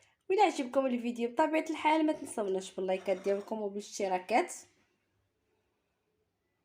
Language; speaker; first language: Arabic; native; Arabic